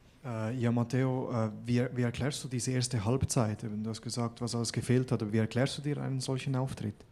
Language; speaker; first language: German; native; German